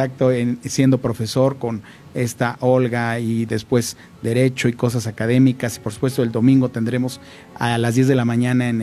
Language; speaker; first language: Spanish; native; Spanish